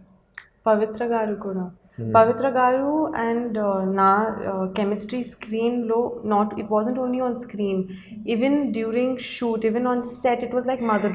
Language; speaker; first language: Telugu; non-native, learner; Hindi